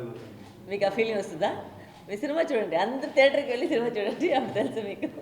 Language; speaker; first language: Telugu; non-native, local second language; Tamil